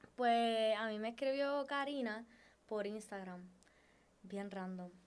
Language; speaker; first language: Spanish; native; Spanish